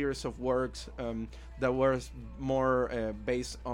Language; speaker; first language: English; non-native, fluent; Spanish